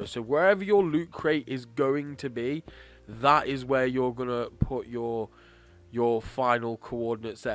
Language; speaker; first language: English; native; English